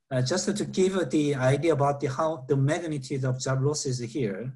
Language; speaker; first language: English; non-native, fluent; Korean